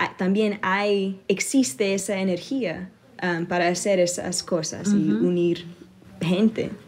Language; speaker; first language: Spanish; early bilingual, heritage; Spanish